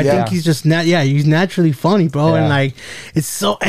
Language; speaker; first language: English; native; English